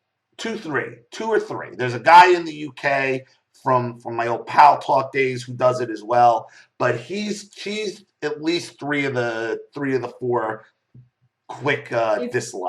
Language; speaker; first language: English; native; English